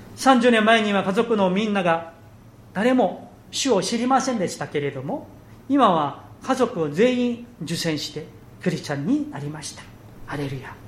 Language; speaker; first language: Japanese; non-native, fluent; Korean